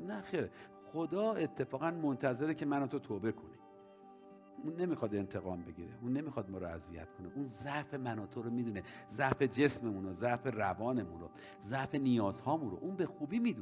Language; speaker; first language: Persian; native; Persian